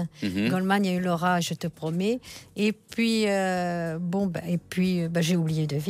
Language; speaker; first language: French; native; French